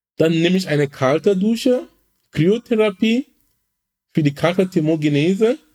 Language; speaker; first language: German; non-native, fluent; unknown